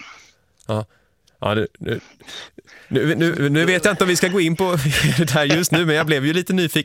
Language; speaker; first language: Swedish; native; Swedish